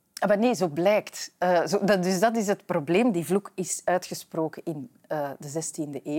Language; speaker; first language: Dutch; native; Dutch